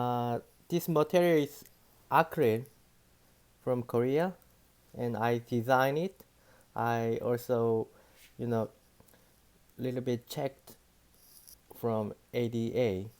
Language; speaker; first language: English; non-native, learner; Korean